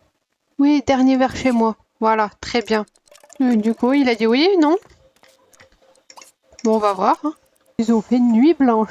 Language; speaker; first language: French; native; French